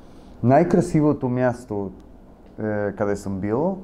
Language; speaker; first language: Bulgarian; non-native, learner; Spanish